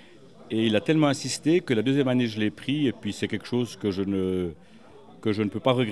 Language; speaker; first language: French; native; French